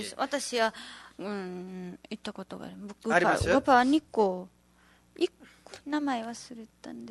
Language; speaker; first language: Japanese; non-native, learner; Nepali